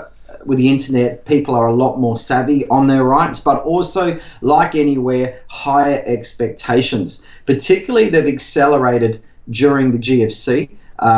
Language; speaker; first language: English; native; English